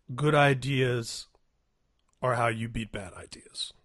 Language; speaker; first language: English; native; English